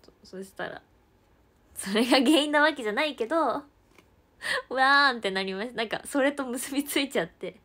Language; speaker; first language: Japanese; native; Japanese